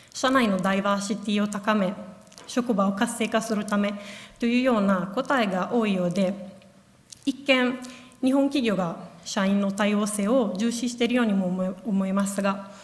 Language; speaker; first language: Japanese; non-native, fluent; Italian